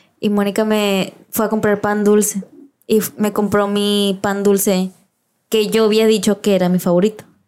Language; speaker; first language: Spanish; early bilingual, heritage; Spanish